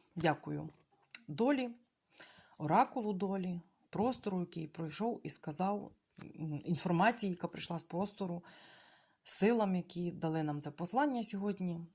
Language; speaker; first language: Ukrainian; non-native, local second language; Russian